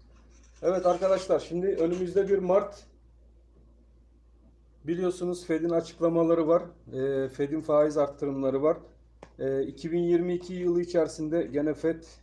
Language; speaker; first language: Turkish; native; Turkish